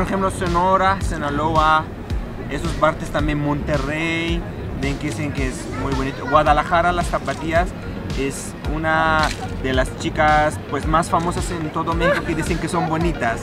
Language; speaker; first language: Spanish; non-native, learner; Arabic